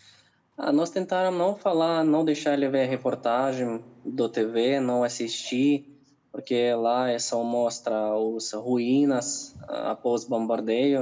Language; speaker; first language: Portuguese; non-native, fluent; Ukrainian